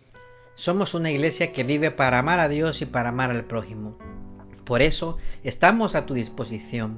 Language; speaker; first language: Spanish; native; Spanish